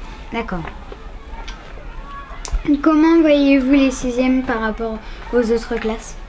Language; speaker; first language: French; native; French